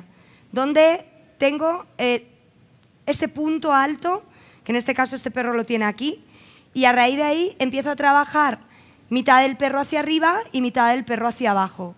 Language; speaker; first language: Spanish; native; Spanish